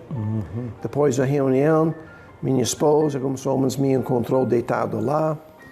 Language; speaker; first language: Portuguese; non-native, fluent; English